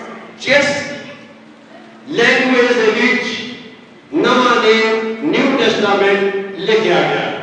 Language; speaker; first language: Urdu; non-native, local second language; Punjabi